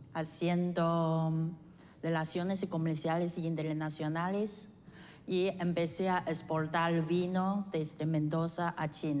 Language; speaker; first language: Spanish; non-native, fluent; Chinese